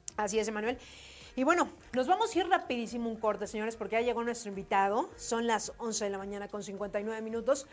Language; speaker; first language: Spanish; native; Spanish